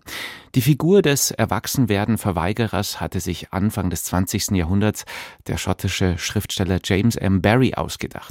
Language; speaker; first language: German; native; German